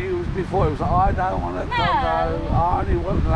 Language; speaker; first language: English; native; English